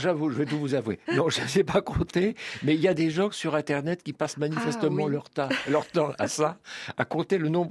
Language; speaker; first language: French; native; French